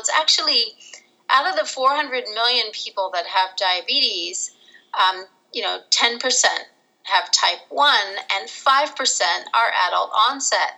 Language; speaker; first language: English; native; English